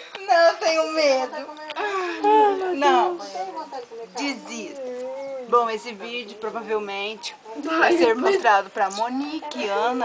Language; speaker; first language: Portuguese; native; Portuguese